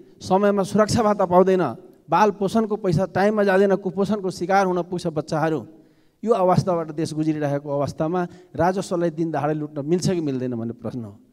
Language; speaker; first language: Nepali; non-native, local second language; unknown